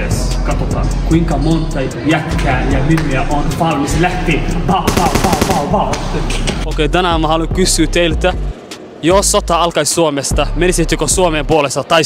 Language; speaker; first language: Finnish; early bilingual, other home language; Arabic